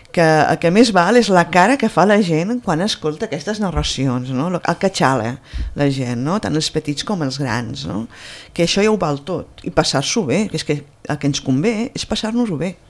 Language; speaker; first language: Catalan; native; Catalan